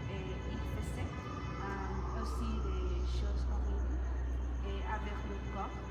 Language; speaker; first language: French; non-native, learner; Spanish